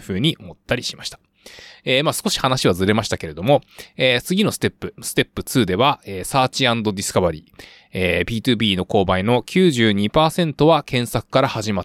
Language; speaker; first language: Japanese; native; Japanese